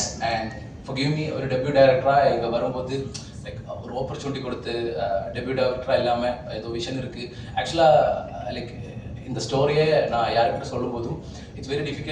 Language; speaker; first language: Tamil; non-native, fluent; Malayalam